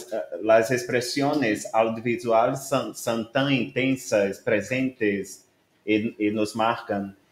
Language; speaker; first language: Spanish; non-native, learner; Portuguese